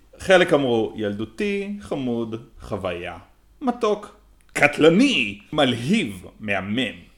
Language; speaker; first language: Hebrew; native; Hebrew